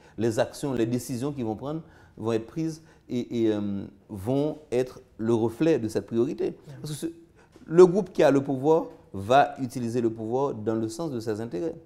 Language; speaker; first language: French; non-native, local second language; Haitian Creole